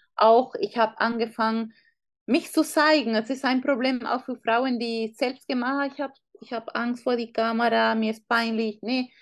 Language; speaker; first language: German; non-native, fluent; Spanish